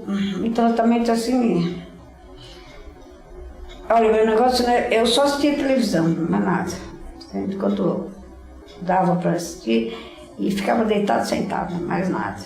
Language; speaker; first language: Portuguese; native; Portuguese